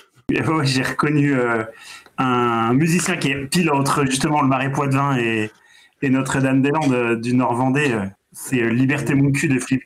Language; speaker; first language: French; native; French